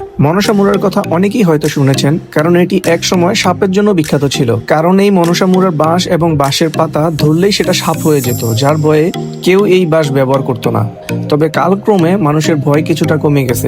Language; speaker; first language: Bangla; native; Bangla